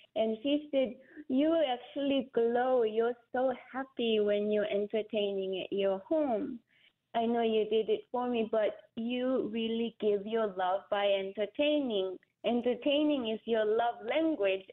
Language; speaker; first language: English; non-native, fluent; Korean